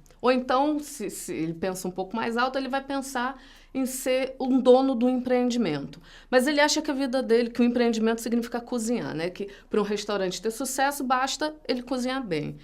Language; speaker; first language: Portuguese; native; Portuguese